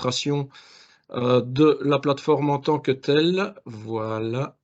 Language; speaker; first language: French; native; French